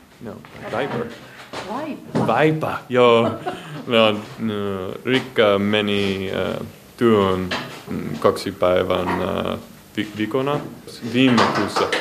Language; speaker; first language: Finnish; non-native, learner; English